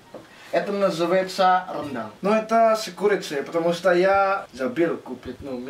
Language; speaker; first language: Russian; non-native, learner; Indonesian